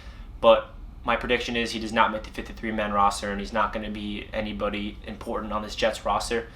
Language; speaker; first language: English; native; English